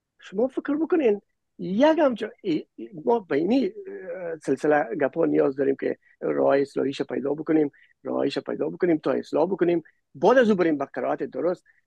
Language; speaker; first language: Persian; native; Persian